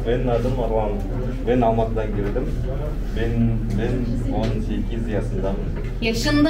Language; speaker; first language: Turkish; non-native, learner; Kazakh